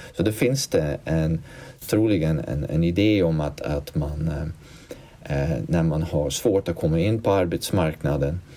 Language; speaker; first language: Swedish; non-native, fluent; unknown